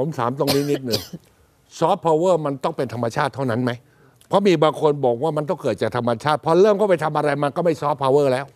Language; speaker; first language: Thai; native; Thai